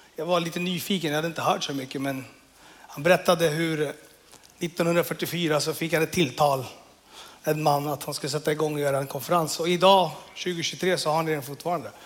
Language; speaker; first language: Swedish; early bilingual, other home language; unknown